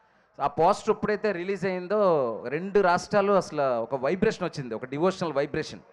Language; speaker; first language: Telugu; native; Telugu